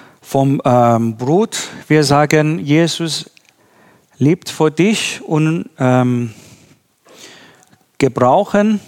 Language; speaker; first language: German; non-native, learner; Persian